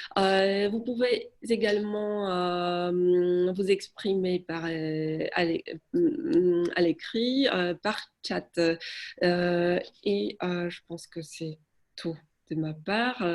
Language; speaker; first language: French; non-native, fluent; Polish